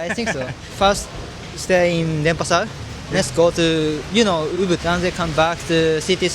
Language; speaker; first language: English; non-native, learner; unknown